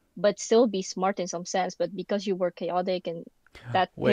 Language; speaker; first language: English; non-native, fluent; Dutch